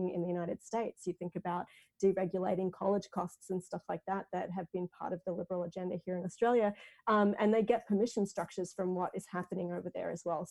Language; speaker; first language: English; native; English